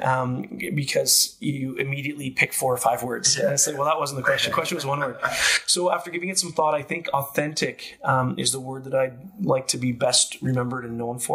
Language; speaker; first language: English; native; English